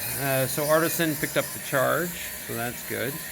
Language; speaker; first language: English; native; English